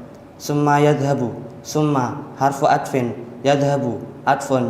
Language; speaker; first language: Arabic; non-native, learner; Indonesian